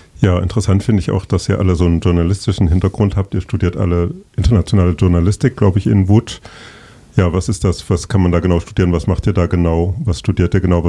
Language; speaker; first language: German; native; German